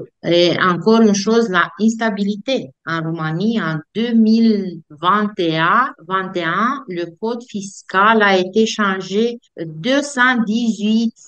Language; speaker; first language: French; non-native, fluent; Romanian